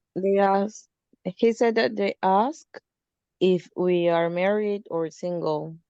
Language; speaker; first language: English; non-native, learner; Spanish